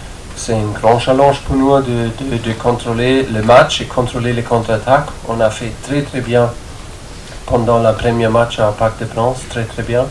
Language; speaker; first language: French; non-native, fluent; German